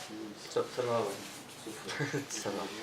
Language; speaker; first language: French; native; French